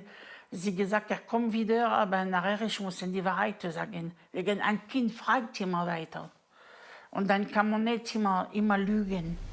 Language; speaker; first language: German; non-native, learner; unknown